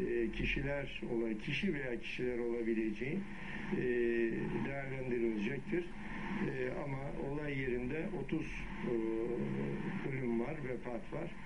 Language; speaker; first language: Turkish; native; Turkish